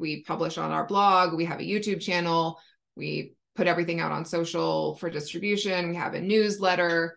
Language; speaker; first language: English; native; English